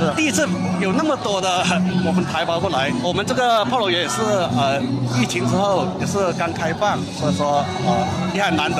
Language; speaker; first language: Chinese; native; Chinese